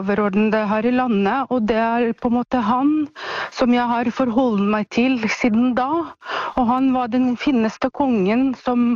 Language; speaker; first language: Norwegian; non-native, fluent; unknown